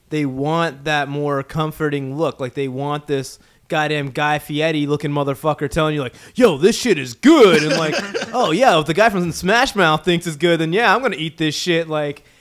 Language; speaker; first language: English; native; English